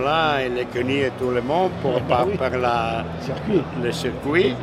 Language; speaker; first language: French; non-native, learner; Italian